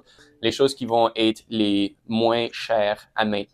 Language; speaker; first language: French; non-native, local second language; English